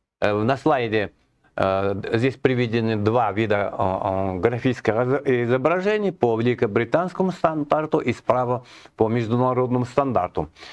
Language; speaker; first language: Russian; non-native, local second language; Kazakh